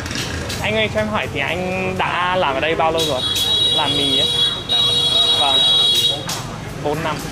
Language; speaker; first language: Vietnamese; non-native, fluent; English